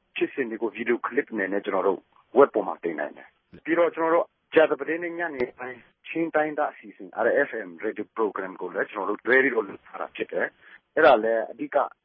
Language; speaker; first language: Burmese; non-native, local second language; Hakha Chin